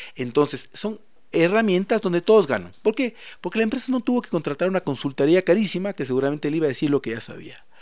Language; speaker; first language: Spanish; native; Spanish